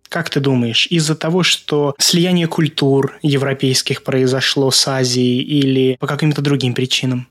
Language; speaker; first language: Russian; non-native, local second language; Azerbaijani